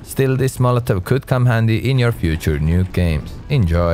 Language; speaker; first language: English; non-native, fluent; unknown